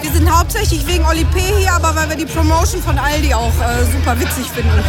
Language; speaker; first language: German; native; German